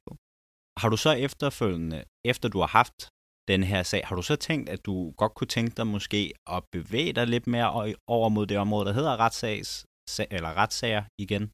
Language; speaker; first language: Danish; native; Danish